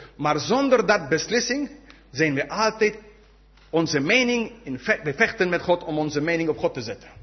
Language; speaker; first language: Dutch; non-native, fluent; English